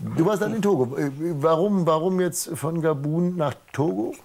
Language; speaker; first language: German; native; German